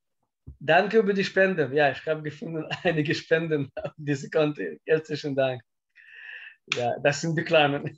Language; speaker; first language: German; non-native, learner; Russian